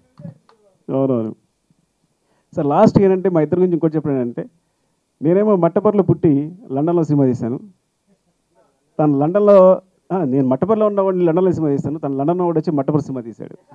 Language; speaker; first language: Telugu; native; Telugu